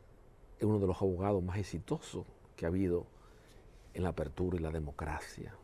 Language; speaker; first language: Spanish; native; Spanish